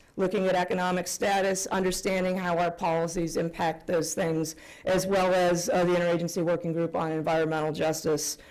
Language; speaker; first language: English; native; English